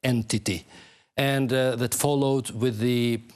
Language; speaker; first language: English; non-native, fluent; Albanian